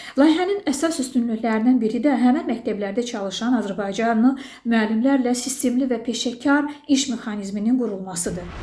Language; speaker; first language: Azerbaijani; native; Azerbaijani